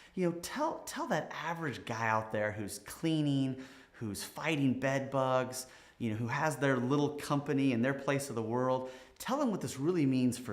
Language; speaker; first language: English; native; English